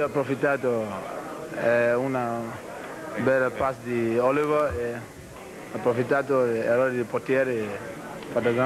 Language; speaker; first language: Italian; non-native, learner; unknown